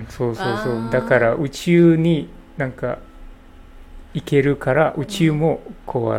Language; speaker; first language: Japanese; non-native, learner; English